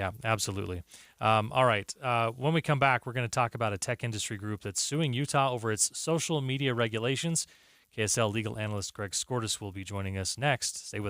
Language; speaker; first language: English; native; English